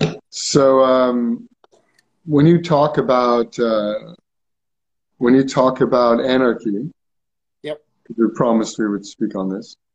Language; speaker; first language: English; early bilingual, other home language; Greek